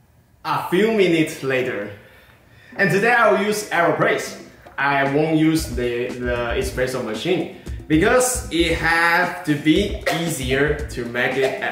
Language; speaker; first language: English; non-native, learner; Chinese